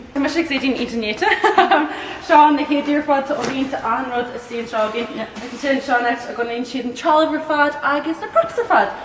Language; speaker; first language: Irish; native; Irish